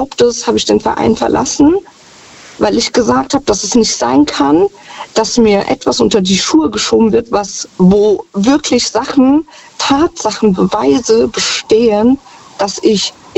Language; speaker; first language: German; native; German